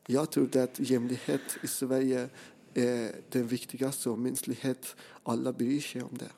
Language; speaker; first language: Swedish; non-native, fluent; Persian